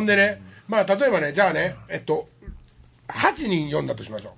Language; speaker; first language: Japanese; native; Japanese